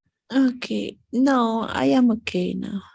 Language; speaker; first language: English; non-native, learner; Spanish